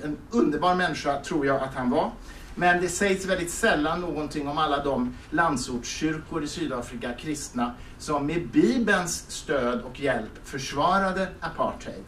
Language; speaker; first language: Swedish; native; Swedish